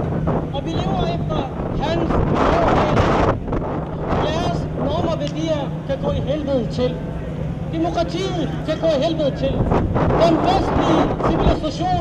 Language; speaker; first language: Danish; non-native, local second language; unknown